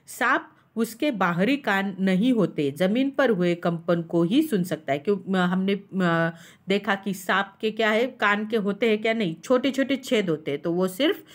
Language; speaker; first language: Hindi; non-native, local second language; Marathi